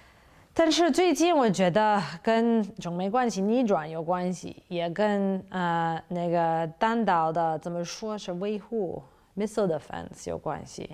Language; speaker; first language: Chinese; non-native, fluent; English